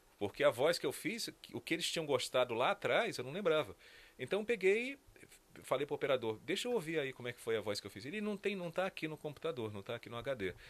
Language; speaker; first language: Portuguese; native; Portuguese